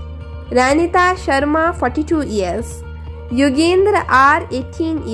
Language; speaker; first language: English; non-native, local second language; Hindi